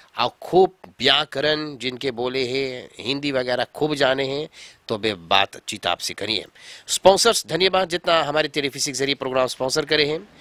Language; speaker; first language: Hindi; early bilingual, heritage; Hindi